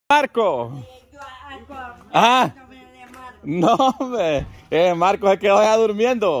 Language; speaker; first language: Spanish; native; Spanish